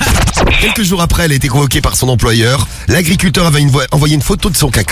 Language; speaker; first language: French; native; French